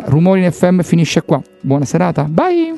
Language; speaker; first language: Italian; native; Italian